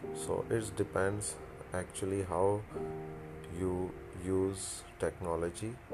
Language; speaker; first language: English; non-native, local second language; Urdu